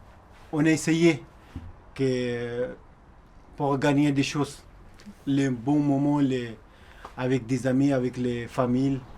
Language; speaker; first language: French; non-native, learner; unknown